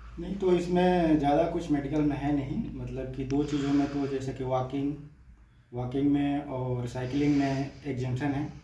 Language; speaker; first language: Hindi; native; Hindi